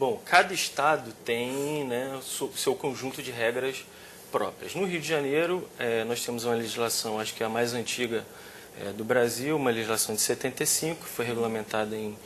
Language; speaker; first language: Portuguese; native; Portuguese